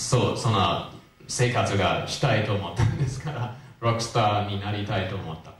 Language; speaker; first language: Japanese; non-native, fluent; English